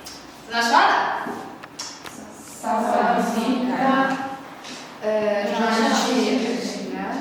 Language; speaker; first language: Russian; non-native, learner; Thai